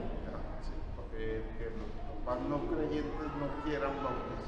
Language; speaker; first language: Spanish; native; Spanish